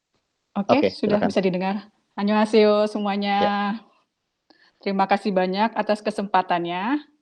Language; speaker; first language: Indonesian; native; Indonesian